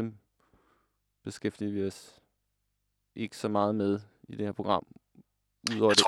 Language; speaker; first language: Danish; native; Danish